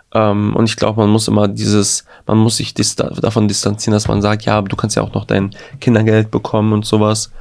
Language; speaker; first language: German; early bilingual, other home language; Albanian